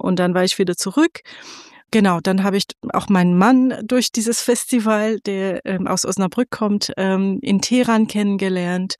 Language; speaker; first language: German; non-native, fluent; Persian